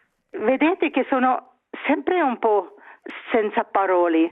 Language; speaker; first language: Italian; non-native, learner; Swiss German